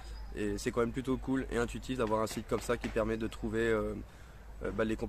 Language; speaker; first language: French; native; French